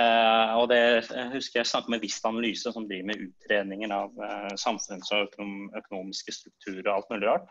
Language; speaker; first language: Norwegian; native; Norwegian